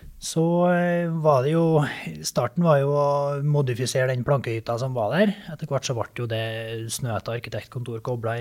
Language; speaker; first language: Norwegian; native; Norwegian